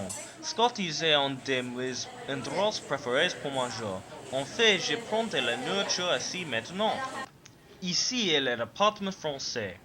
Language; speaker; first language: French; non-native, learner; English